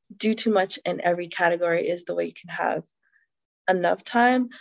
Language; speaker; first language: English; native; English